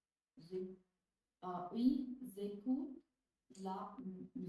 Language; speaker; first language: French; non-native, learner; Hindi